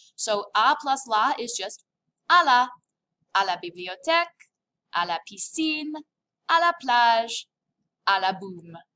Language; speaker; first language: French; non-native, fluent; English